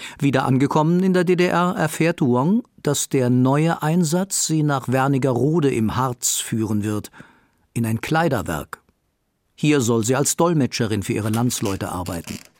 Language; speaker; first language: German; native; German